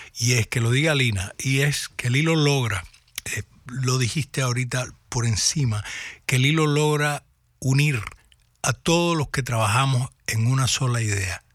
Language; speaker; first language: Spanish; native; Spanish